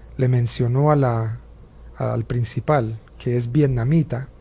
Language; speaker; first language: Spanish; native; Spanish